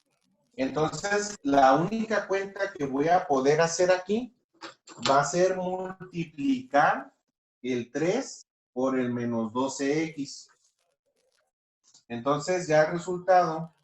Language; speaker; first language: Spanish; native; Spanish